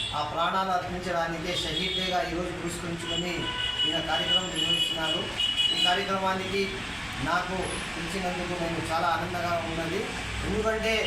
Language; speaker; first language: Telugu; non-native, local second language; Urdu